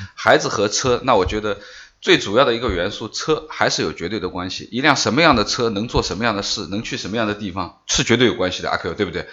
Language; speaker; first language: Chinese; native; Chinese